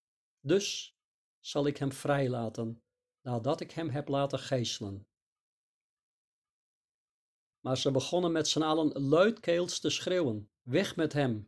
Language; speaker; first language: Dutch; native; Dutch